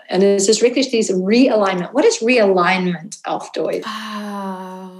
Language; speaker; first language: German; non-native, learner; English